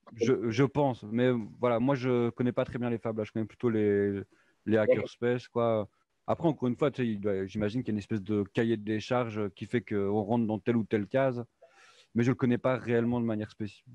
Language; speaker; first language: French; native; French